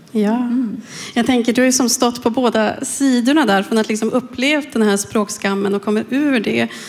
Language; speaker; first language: Swedish; native; Swedish